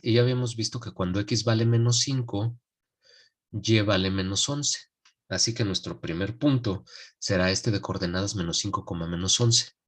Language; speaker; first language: Spanish; native; Spanish